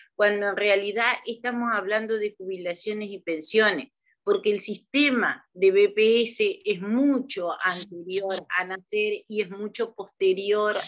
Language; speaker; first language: Spanish; native; Spanish